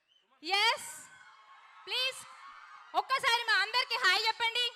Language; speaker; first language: Telugu; native; Telugu